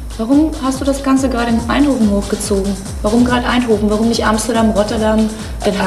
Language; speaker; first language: German; native; German